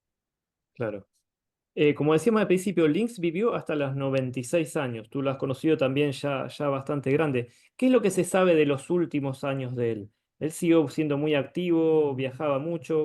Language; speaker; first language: Spanish; native; Spanish